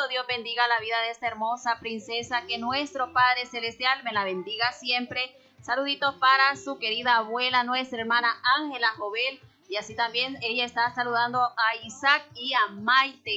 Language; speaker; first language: Spanish; native; Spanish